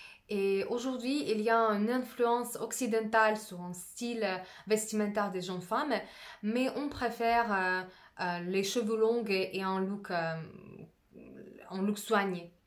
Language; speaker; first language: French; non-native, fluent; Russian